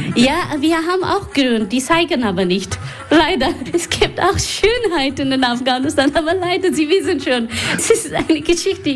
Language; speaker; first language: German; non-native, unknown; Persian